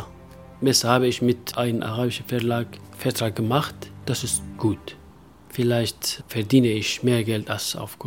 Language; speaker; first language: German; non-native, local second language; Kurdish